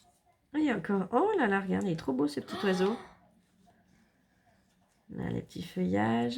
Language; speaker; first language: French; native; French